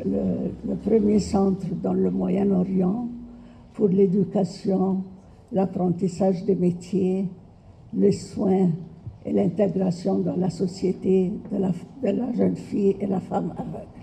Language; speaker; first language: French; non-native, fluent; Arabic